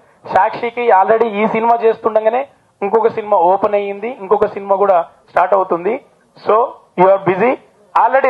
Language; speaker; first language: Telugu; native; Telugu